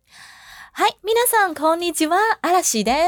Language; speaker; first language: Japanese; non-native, fluent; Chinese